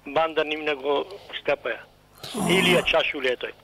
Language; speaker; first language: Macedonian; native; Macedonian